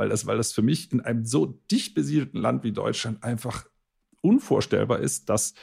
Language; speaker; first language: German; native; German